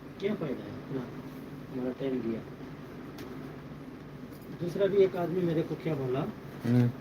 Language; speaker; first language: Hindi; non-native, learner; Bangla